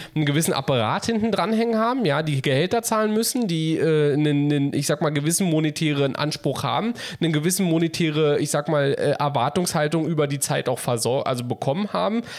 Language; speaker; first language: German; early bilingual, heritage; Polish